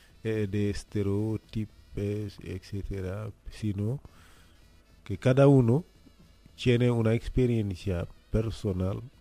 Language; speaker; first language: Spanish; non-native, fluent; Wolof